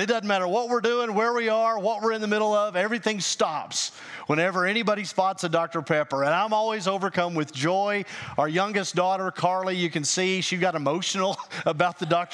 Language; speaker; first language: English; native; English